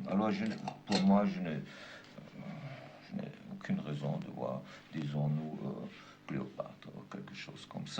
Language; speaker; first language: French; non-native, fluent; German